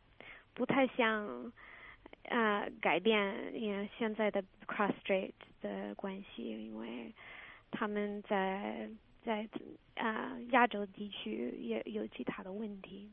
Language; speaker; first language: Chinese; non-native, fluent; English